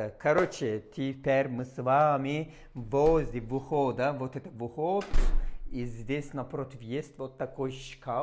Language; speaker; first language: Russian; non-native, learner; Turkish